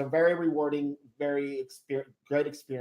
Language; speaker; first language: English; native; English